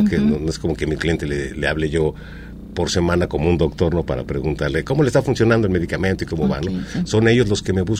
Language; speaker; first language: Spanish; native; Spanish